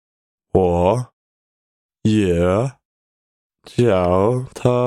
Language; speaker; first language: Chinese; non-native, learner; English